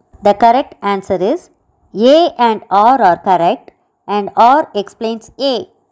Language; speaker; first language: English; non-native, local second language; Tamil